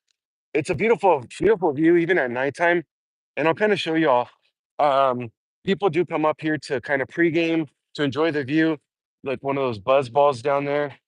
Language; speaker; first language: English; native; English